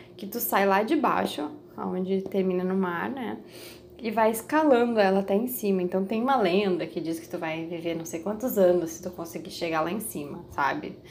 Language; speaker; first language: Portuguese; native; Portuguese